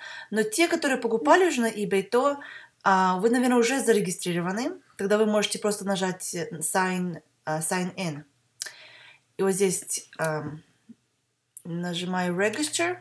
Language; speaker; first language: Russian; early bilingual, heritage; Russian